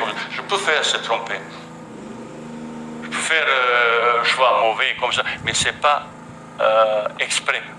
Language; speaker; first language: French; non-native, fluent; Bosnian